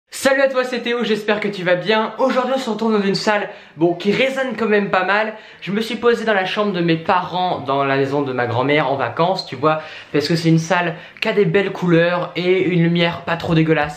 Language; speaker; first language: French; native; French